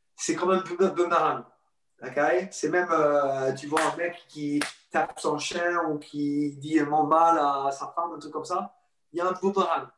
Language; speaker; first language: French; non-native, fluent; English